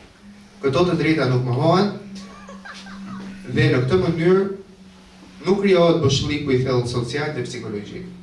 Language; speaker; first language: Albanian; native; Albanian